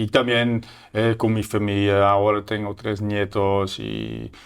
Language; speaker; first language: Spanish; non-native, learner; Dutch